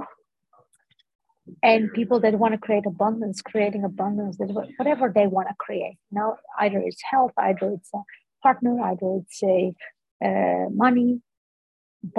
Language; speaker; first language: English; non-native, fluent; Dutch